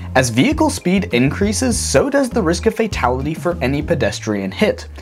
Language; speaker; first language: English; native; English